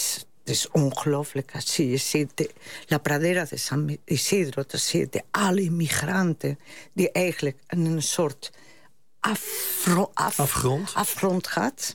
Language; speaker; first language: Dutch; non-native, fluent; Spanish